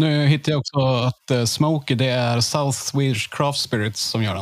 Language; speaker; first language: Swedish; native; Swedish